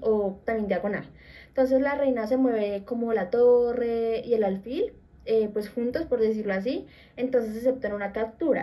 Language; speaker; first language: Spanish; native; Spanish